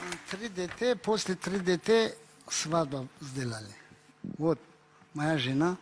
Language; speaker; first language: Russian; non-native, learner; Tajik